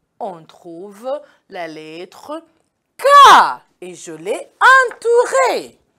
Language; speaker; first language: French; non-native, local second language; Kinyarwanda